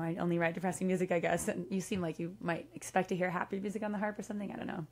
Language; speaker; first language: English; native; English